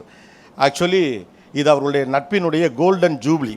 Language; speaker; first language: Tamil; native; Tamil